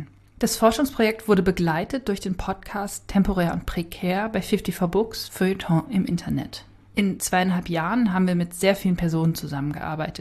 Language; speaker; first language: German; native; German